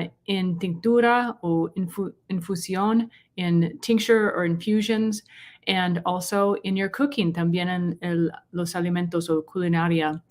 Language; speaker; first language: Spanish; non-native, learner; English